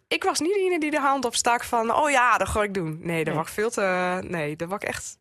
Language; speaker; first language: Dutch; native; Dutch